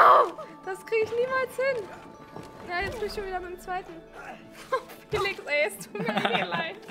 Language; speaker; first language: German; native; German